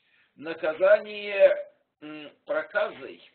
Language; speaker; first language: Russian; native; Russian